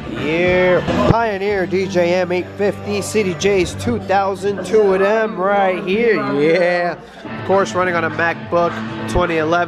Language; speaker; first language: English; native; English